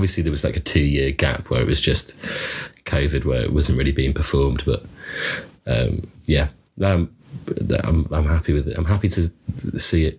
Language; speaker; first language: English; native; English